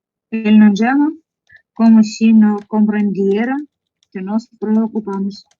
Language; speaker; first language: Spanish; non-native, learner; Russian